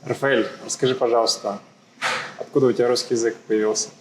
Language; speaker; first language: Russian; native; Russian